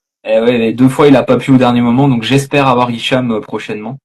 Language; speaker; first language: French; native; French